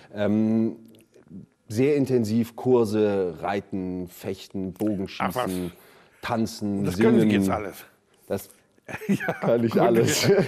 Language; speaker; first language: German; native; German